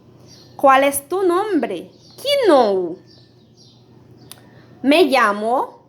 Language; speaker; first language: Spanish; non-native, learner; Haitian Creole